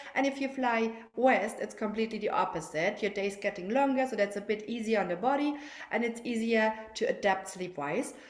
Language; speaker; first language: English; non-native, fluent; German